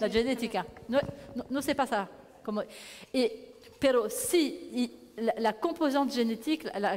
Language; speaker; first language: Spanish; non-native, learner; French